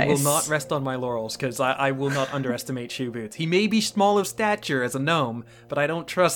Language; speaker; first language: English; native; English